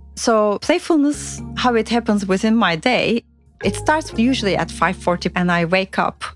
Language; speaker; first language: English; non-native, fluent; Turkish